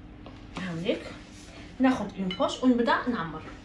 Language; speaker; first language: Arabic; native; Arabic